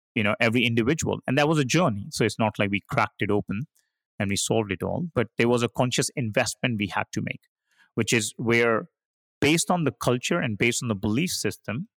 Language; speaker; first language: English; non-native, local second language; Hindi